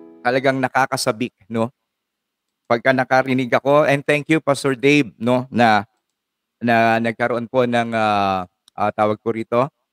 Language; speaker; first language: Filipino; non-native, local second language; Iloko